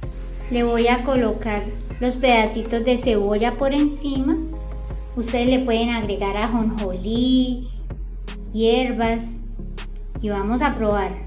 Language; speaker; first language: Spanish; native; Spanish